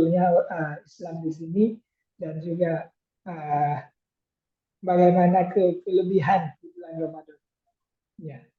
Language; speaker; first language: Indonesian; non-native, fluent; Thai